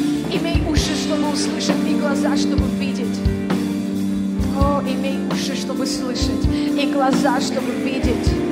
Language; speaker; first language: Russian; native; Russian